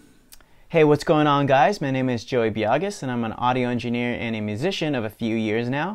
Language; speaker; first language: English; native; English